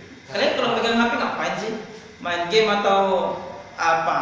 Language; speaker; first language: Indonesian; native; Indonesian